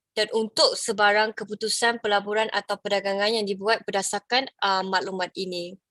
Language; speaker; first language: Malay; native; Malay